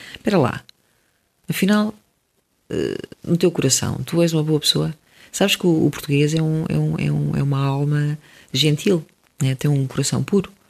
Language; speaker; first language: Portuguese; early bilingual, other home language; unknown